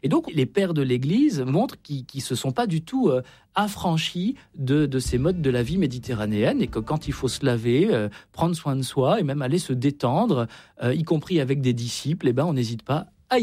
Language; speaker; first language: French; native; French